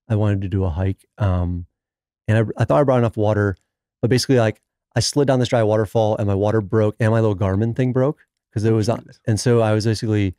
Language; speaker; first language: English; native; English